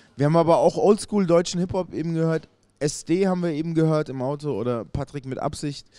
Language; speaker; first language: German; native; German